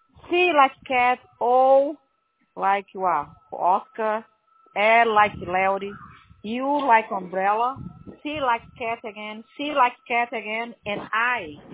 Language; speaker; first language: English; non-native, learner; Portuguese